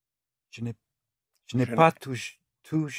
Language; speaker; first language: French; non-native, learner; English